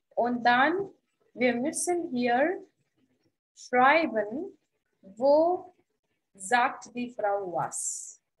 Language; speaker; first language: German; non-native, fluent; Hindi